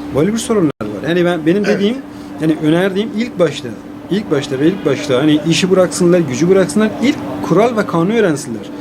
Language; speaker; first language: Turkish; non-native, fluent; Persian